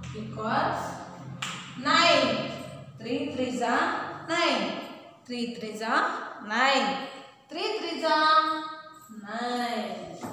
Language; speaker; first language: English; non-native, local second language; Kannada